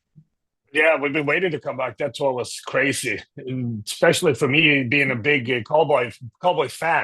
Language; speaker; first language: English; non-native, fluent; Swedish